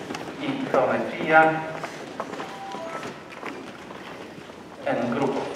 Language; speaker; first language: Spanish; non-native, learner; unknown